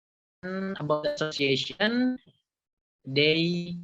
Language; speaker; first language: English; non-native, learner; Indonesian